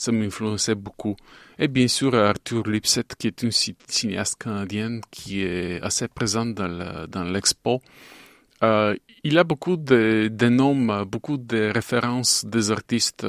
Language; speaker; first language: French; non-native, fluent; Bulgarian